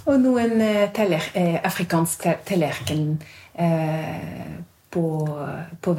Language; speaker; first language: Norwegian; non-native, fluent; French